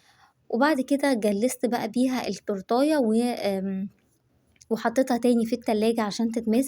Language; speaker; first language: Arabic; native; Arabic